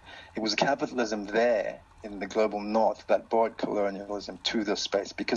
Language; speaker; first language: English; non-native, local second language; Xhosa